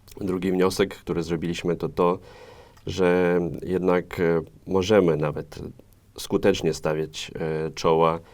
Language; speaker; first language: Polish; non-native, fluent; Ukrainian